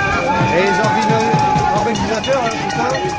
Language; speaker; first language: French; native; French